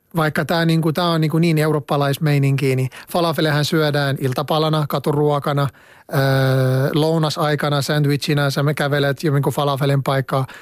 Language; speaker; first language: Finnish; non-native, fluent; Arabic